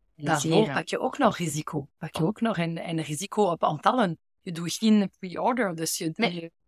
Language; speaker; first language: Dutch; non-native, fluent; French